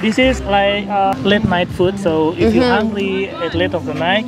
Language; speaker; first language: English; non-native, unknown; Indonesian